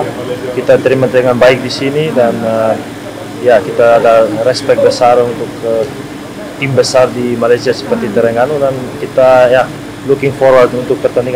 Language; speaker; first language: Indonesian; non-native, fluent; Serbian